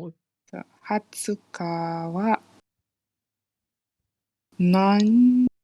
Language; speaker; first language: Japanese; non-native, learner; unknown